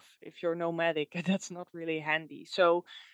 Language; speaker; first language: English; non-native, fluent; Dutch